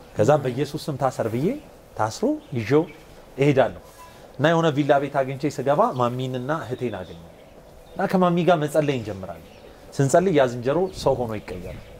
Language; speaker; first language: Amharic; native; Amharic